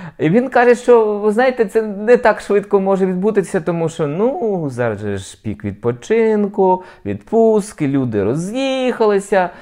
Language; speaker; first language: Ukrainian; native; Ukrainian